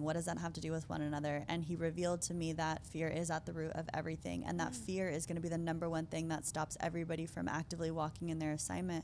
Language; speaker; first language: English; native; English